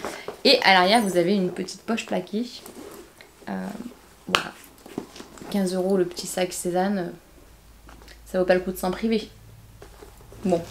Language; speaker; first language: French; native; French